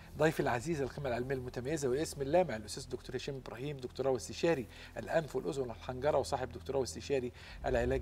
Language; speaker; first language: Arabic; native; Arabic